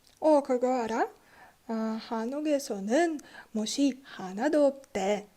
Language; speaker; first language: Korean; non-native, learner; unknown